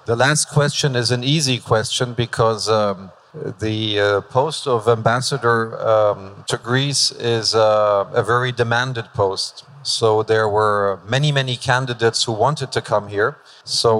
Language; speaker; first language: English; non-native, fluent; German